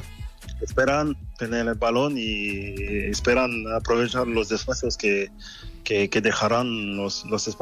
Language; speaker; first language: Spanish; non-native, fluent; French